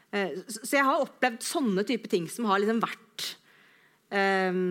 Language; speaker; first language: Norwegian; native; Norwegian